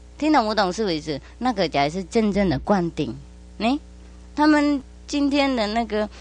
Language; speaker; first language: Chinese; non-native, fluent; Vietnamese